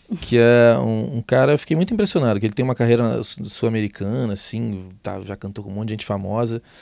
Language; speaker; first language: Portuguese; native; Portuguese